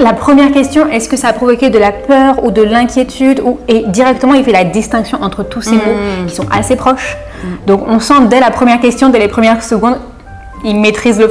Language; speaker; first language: French; native; French